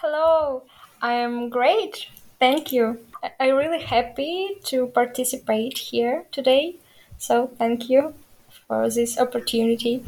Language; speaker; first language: English; non-native, learner; Ukrainian